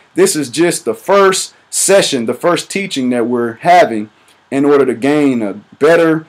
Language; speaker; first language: English; native; English